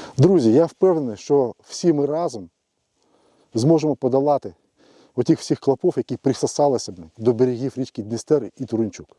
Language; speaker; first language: Ukrainian; non-native, local second language; Russian